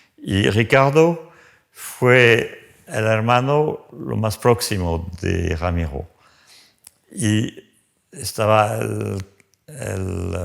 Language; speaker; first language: Spanish; non-native, fluent; French